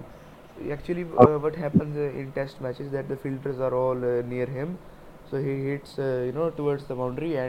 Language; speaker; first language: English; non-native, local second language; Hindi